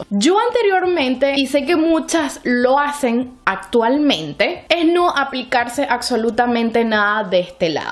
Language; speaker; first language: Spanish; native; Spanish